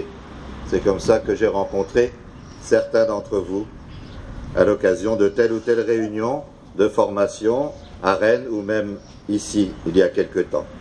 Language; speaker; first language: French; native; French